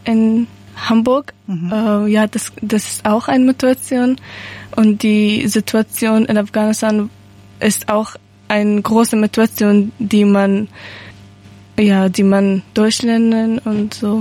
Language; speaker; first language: German; non-native, learner; Persian